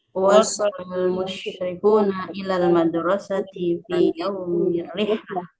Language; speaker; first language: Arabic; non-native, learner; Indonesian